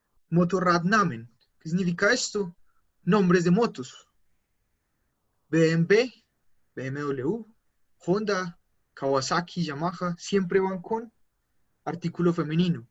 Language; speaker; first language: Spanish; native; Spanish